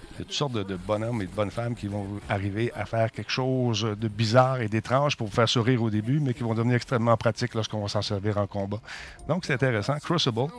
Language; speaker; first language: French; native; French